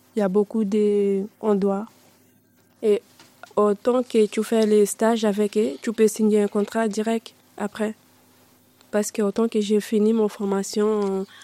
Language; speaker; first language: French; non-native, learner; Dutch